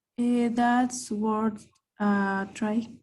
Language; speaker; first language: English; non-native, learner; Spanish